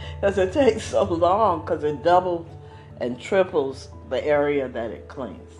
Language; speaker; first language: English; native; English